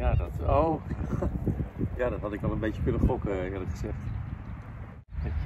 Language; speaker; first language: Dutch; native; Dutch